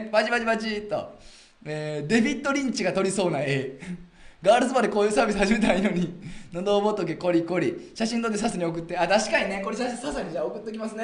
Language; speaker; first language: Japanese; native; Japanese